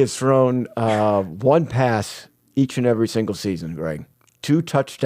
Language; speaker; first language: English; native; English